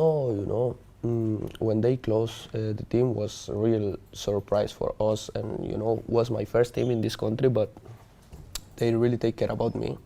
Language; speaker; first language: English; non-native, learner; Spanish